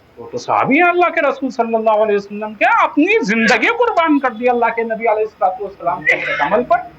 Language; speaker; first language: Urdu; native; Urdu